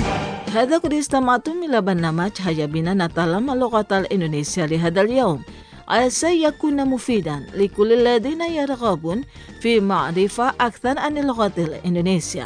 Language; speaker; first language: Arabic; non-native, fluent; Indonesian